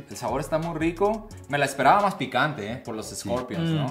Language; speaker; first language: Spanish; native; Spanish